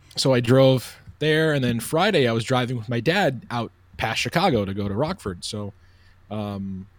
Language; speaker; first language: English; native; English